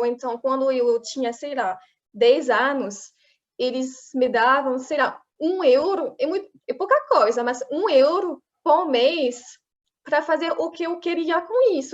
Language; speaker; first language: Portuguese; non-native, fluent; French